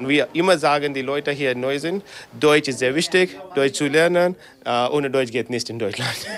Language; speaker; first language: German; non-native, learner; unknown